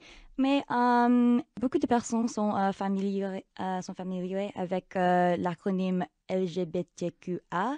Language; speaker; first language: French; non-native, local second language; English